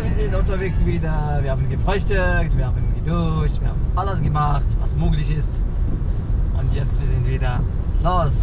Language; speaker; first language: German; non-native, fluent; Arabic